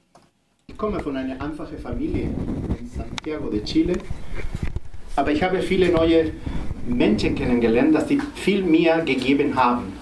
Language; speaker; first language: German; non-native, fluent; Spanish